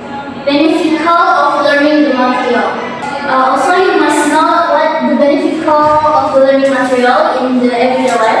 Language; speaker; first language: English; non-native, learner; Indonesian